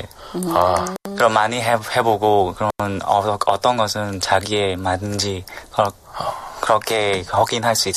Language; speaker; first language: Korean; non-native, learner; Vietnamese